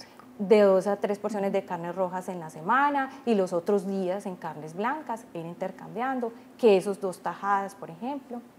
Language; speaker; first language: Spanish; native; Spanish